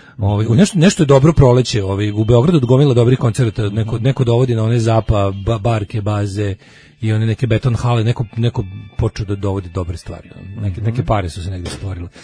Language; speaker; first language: Serbian; native; Serbian